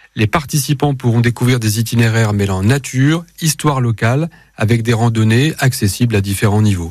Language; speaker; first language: French; native; French